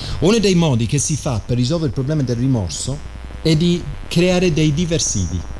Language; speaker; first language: Italian; non-native, fluent; English